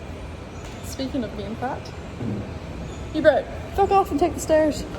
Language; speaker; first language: English; native; English